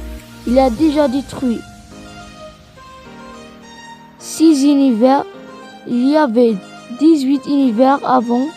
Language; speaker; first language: French; non-native, learner; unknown